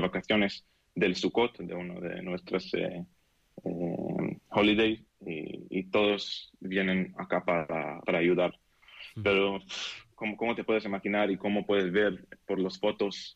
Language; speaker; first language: Spanish; non-native, learner; Hebrew